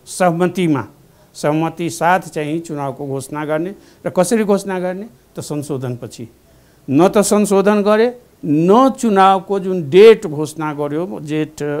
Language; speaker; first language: Nepali; non-native, local second language; Maithili